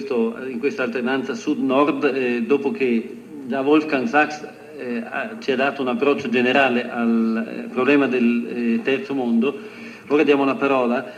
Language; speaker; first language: Italian; native; Italian